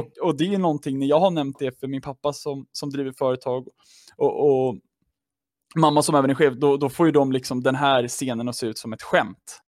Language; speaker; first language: Swedish; native; Swedish